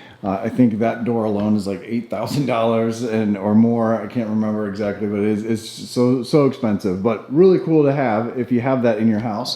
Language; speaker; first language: English; native; English